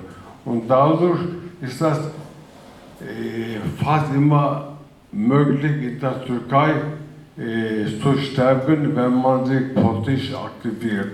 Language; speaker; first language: German; non-native, fluent; Turkish